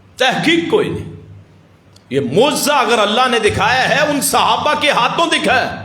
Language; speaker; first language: Urdu; non-native, local second language; Punjabi